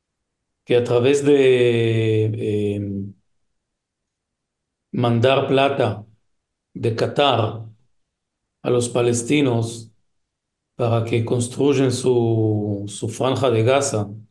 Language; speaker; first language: Spanish; non-native, fluent; Hebrew